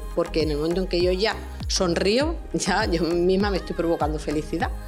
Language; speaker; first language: Spanish; native; Spanish